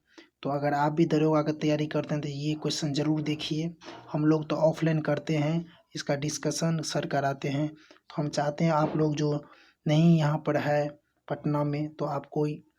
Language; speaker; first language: Hindi; native; Hindi